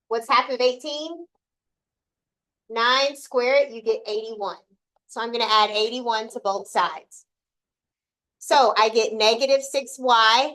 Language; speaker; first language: English; native; English